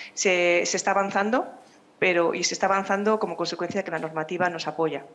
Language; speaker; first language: Spanish; native; Spanish